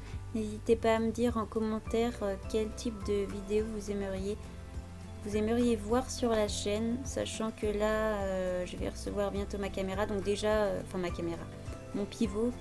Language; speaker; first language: French; native; French